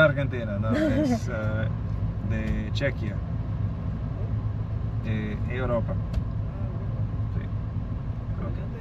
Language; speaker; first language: Spanish; non-native, fluent; English